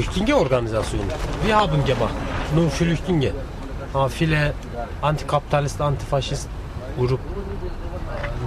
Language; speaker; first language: German; non-native, learner; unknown